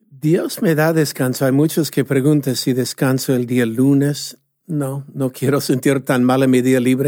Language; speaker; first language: Spanish; non-native, fluent; English